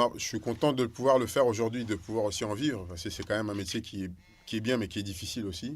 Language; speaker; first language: French; native; French